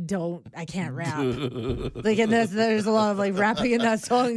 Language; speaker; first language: English; native; English